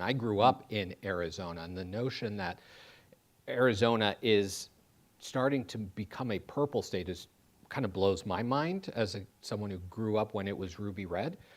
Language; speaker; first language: English; native; English